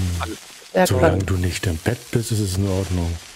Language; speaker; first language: German; native; German